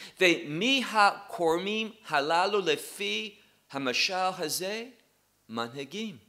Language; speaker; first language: Hebrew; non-native, fluent; English